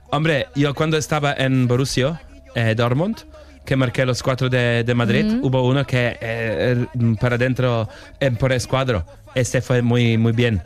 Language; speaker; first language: Spanish; non-native, learner; Polish